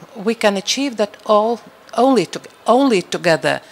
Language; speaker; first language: English; non-native, fluent; Latvian